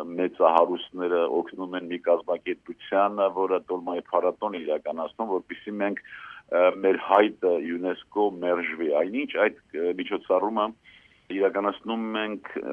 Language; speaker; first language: Armenian; native; Armenian